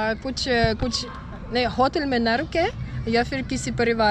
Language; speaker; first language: Hindi; non-native, fluent; Russian